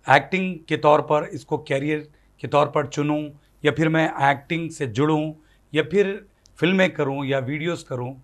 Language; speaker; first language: Hindi; native; Hindi